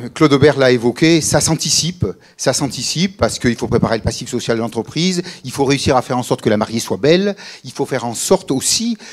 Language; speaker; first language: French; native; French